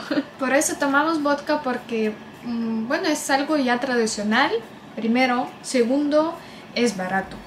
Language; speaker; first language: Spanish; non-native, fluent; Russian